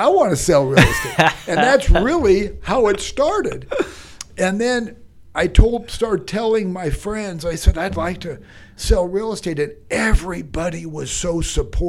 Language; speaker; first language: English; native; English